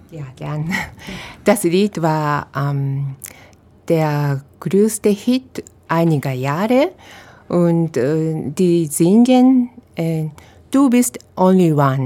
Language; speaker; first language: German; non-native, fluent; Japanese